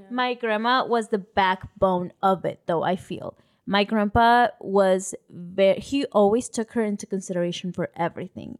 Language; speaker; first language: English; early bilingual, other home language; Spanish